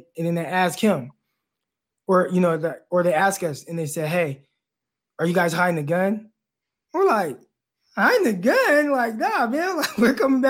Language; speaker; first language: English; native; English